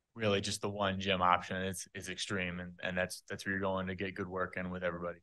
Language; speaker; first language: English; native; English